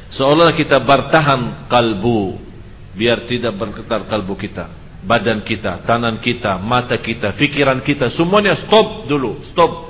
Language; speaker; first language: Indonesian; non-native, fluent; Arabic